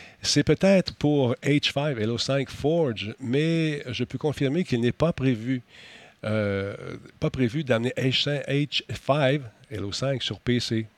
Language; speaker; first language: French; native; French